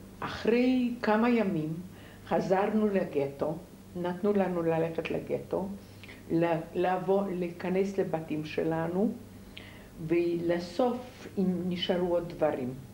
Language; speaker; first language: Hebrew; non-native, fluent; Polish